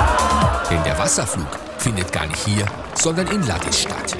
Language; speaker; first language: German; native; German